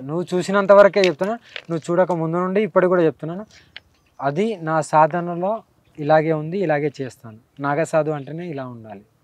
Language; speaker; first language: Telugu; native; Telugu